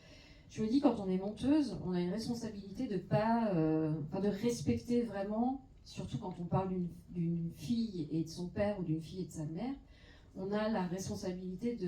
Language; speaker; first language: French; native; French